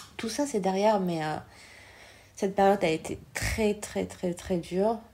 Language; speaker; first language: French; early bilingual, other home language; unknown